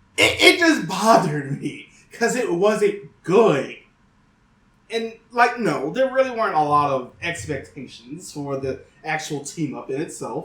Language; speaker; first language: English; native; English